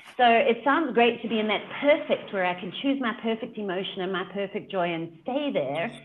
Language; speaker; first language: English; native; English